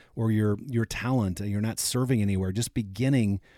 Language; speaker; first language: English; native; English